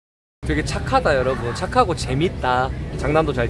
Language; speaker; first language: Korean; native; Korean